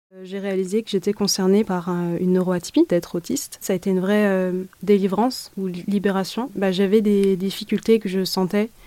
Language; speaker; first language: French; native; French